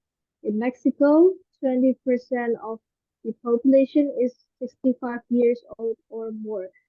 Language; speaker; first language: English; non-native, learner; Indonesian